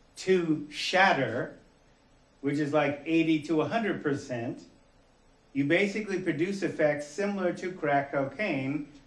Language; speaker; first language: English; native; English